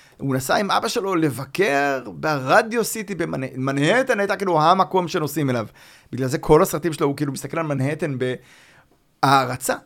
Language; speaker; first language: Hebrew; native; Hebrew